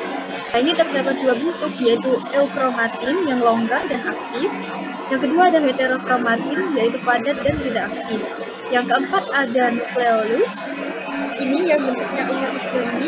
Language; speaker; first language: Indonesian; native; Indonesian